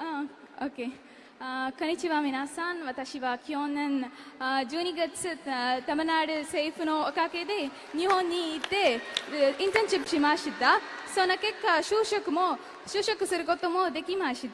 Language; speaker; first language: Japanese; non-native, learner; Tamil